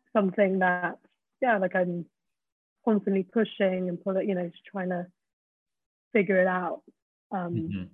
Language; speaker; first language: English; native; English